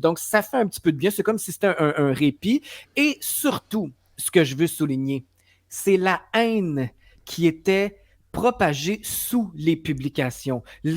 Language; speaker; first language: French; native; French